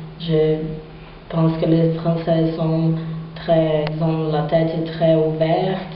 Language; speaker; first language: French; non-native, fluent; Portuguese